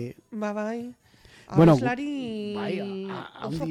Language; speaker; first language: Basque; non-native, local second language; Spanish